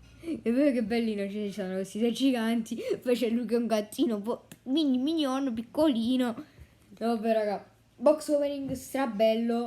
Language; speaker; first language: Italian; native; Italian